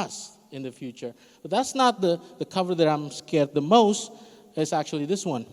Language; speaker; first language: English; non-native, fluent; Indonesian